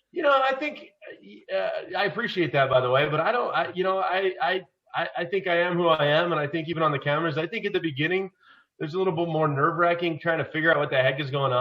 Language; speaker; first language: English; native; English